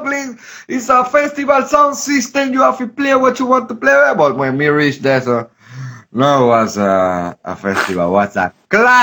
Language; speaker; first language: English; non-native, local second language; Spanish